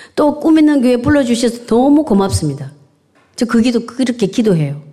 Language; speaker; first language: Korean; native; Korean